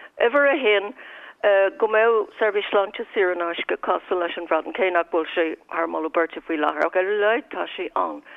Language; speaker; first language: Irish; non-native, local second language; English